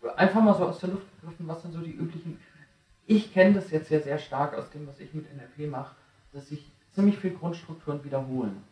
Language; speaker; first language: German; native; German